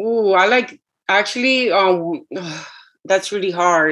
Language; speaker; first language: English; early bilingual, other home language; Spanish